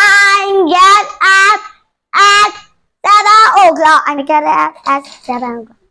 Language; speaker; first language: English; non-native, learner; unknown